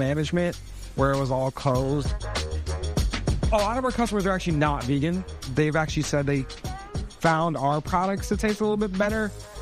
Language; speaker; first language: English; native; English